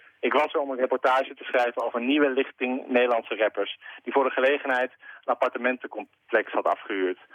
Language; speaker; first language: Dutch; native; Dutch